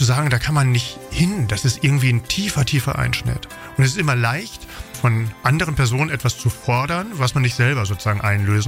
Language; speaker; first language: German; native; German